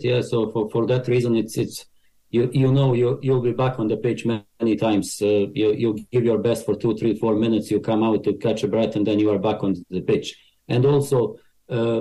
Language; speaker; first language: English; non-native, fluent; Bosnian